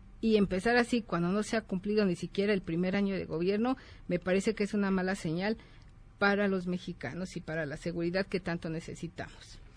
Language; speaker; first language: Spanish; native; Spanish